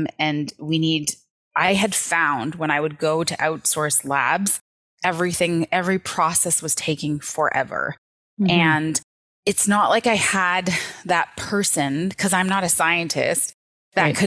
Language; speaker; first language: English; native; English